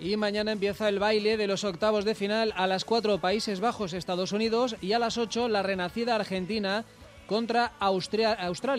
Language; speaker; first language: Spanish; native; Spanish